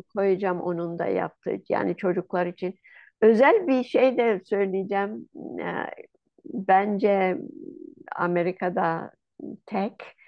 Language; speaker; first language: Turkish; non-native, local second language; Ladino